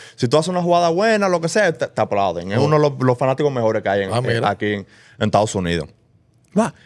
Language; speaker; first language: Spanish; early bilingual, heritage; Spanish